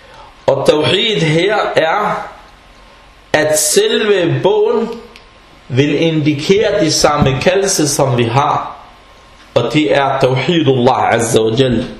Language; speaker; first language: Danish; non-native, fluent; Arabic